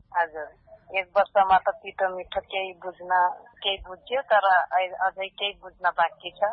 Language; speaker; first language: Nepali; non-native, local second language; Rana Tharu